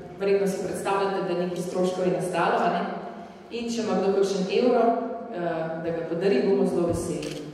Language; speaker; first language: Slovenian; native; Slovenian